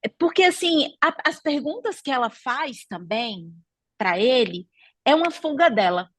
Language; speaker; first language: Portuguese; native; Portuguese